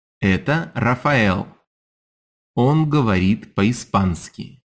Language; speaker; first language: Russian; non-native, fluent; English